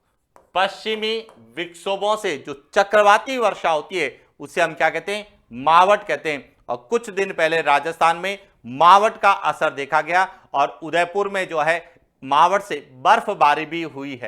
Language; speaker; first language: Hindi; native; Hindi